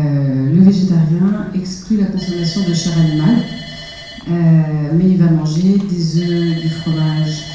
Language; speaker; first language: French; native; French